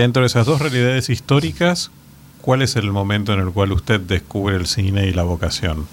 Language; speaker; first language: Spanish; native; Spanish